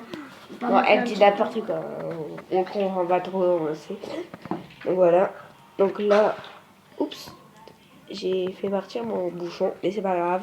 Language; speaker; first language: French; native; French